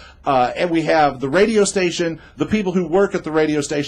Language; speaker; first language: English; native; English